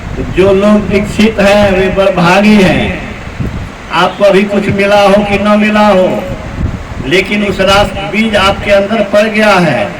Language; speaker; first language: Hindi; native; Hindi